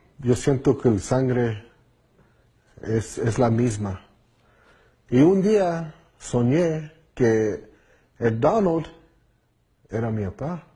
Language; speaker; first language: Spanish; early bilingual, heritage; Spanish